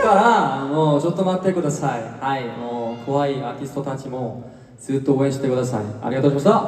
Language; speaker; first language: Japanese; non-native, fluent; Korean